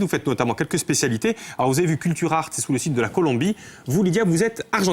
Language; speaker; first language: French; native; French